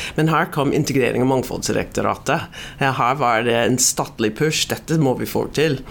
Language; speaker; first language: Norwegian; non-native, fluent; English